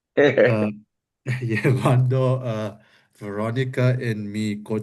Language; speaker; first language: Spanish; non-native, learner; English